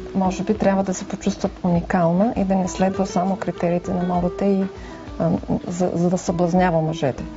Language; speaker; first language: Bulgarian; native; Bulgarian